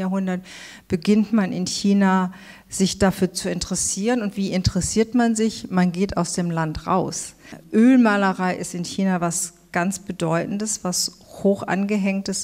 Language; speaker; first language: German; native; German